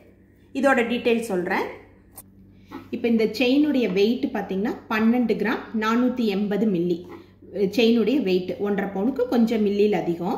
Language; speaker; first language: Tamil; native; Tamil